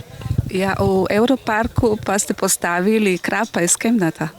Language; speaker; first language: Slovenian; native; Slovenian